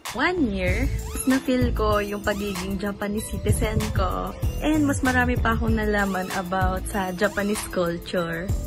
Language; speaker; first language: Filipino; native; Filipino